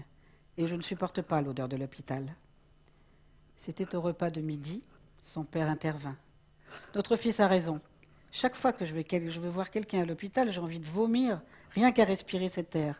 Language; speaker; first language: French; native; French